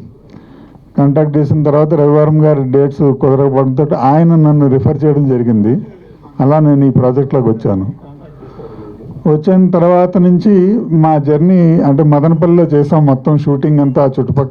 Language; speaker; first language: Telugu; native; Telugu